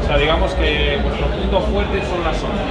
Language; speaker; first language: Spanish; native; Spanish